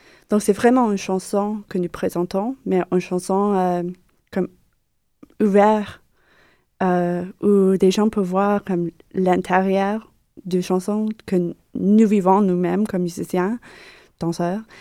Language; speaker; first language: French; non-native, learner; English